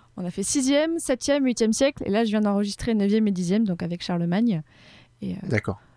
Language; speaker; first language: French; native; French